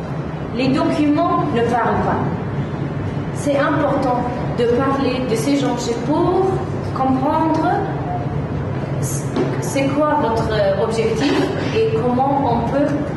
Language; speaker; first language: French; non-native, fluent; German